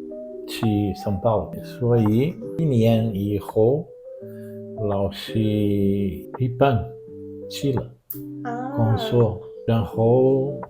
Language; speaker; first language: Chinese; non-native, learner; Portuguese